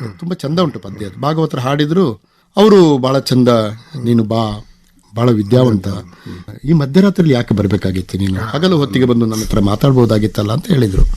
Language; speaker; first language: Kannada; non-native, local second language; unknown